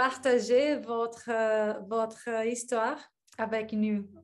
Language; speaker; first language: French; non-native, learner; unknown